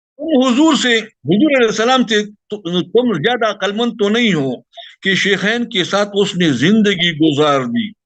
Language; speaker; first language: Urdu; non-native, local second language; Pashto